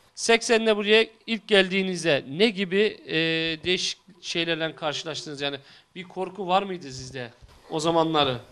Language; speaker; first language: Turkish; native; Turkish